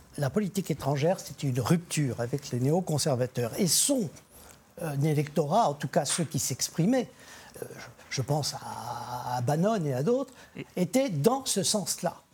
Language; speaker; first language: French; native; French